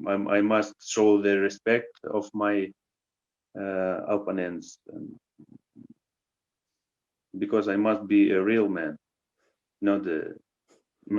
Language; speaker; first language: English; non-native, learner; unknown